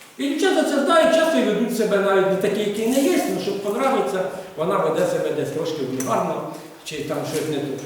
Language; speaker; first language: Ukrainian; non-native, local second language; Russian